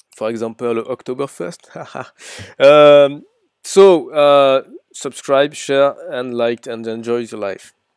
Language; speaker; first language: English; non-native, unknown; French